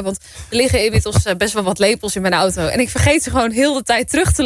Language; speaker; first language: Dutch; native; Dutch